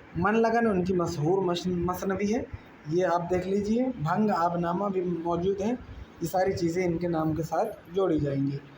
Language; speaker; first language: Urdu; native; Urdu